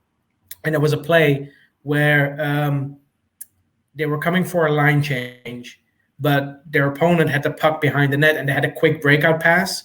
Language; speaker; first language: English; native; English